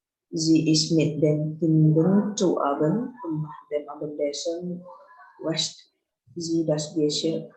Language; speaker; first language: German; non-native, learner; Indonesian